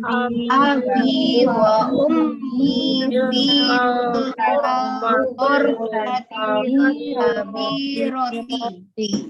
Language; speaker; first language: Arabic; non-native, learner; Indonesian